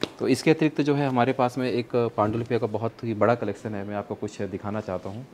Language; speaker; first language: Hindi; native; Hindi